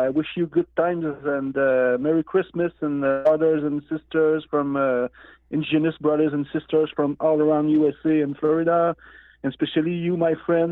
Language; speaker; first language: English; non-native, learner; Innu-aimun